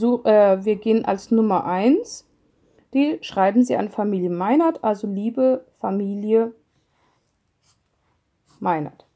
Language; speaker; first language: German; non-native, fluent; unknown